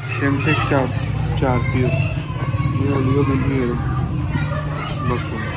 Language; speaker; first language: Turkish; non-native, learner; Urdu